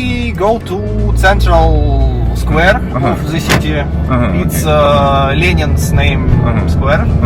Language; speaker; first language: English; non-native, learner; Russian